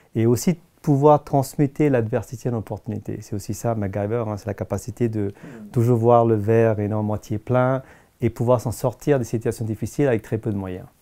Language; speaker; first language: French; non-native, fluent; Tamil